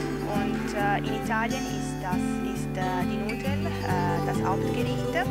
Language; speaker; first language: German; non-native, learner; Italian